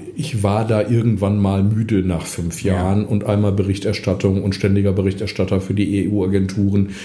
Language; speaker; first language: German; native; German